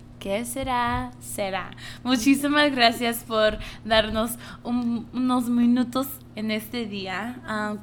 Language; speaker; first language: Spanish; early bilingual, heritage; Spanish